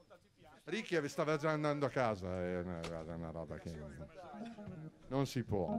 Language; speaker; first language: Italian; native; Italian